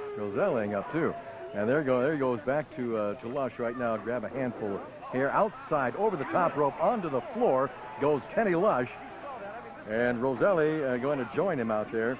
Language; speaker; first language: English; native; English